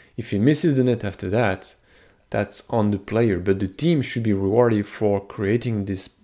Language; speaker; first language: English; non-native, fluent; French